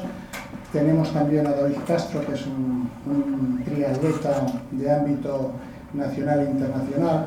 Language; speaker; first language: Spanish; native; Spanish